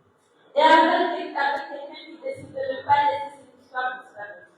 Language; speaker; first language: French; non-native, local second language; Comorian